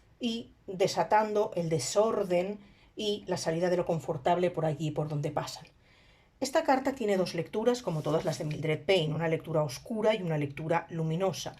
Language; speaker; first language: Spanish; native; Spanish